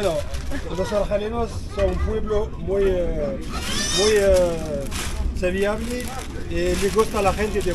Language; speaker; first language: Spanish; non-native, learner; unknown